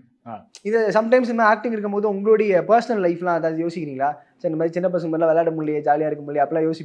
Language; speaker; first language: Tamil; native; Tamil